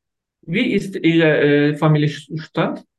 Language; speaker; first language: German; non-native, learner; Turkish